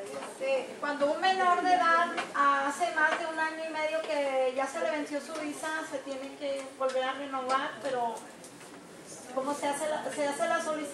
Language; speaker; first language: Spanish; native; Spanish